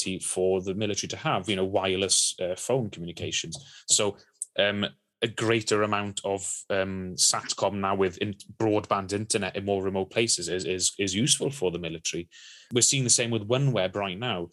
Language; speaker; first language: English; native; English